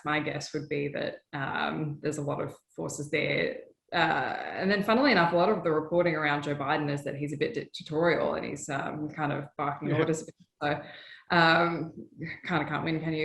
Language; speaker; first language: English; native; English